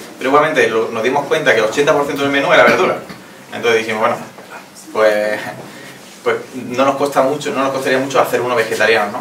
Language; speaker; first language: Spanish; native; Spanish